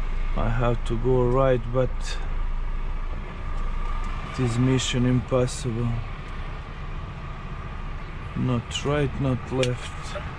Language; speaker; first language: English; non-native, learner; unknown